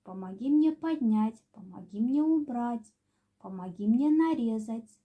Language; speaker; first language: Russian; non-native, local second language; Kyrgyz